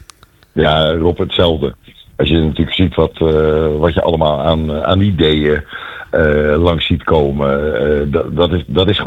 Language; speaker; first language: Dutch; native; Dutch